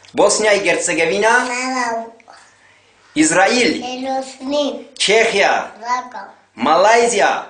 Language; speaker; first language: Russian; non-native, local second language; Tajik